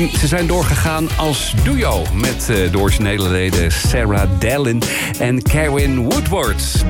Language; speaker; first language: Dutch; native; Dutch